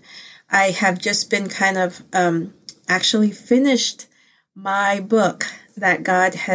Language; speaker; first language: English; early bilingual, other home language; Pangasinan